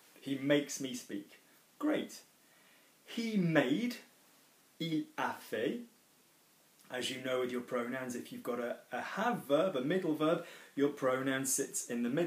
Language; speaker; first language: English; native; English